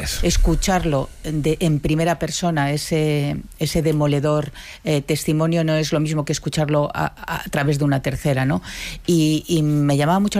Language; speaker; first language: Spanish; native; Spanish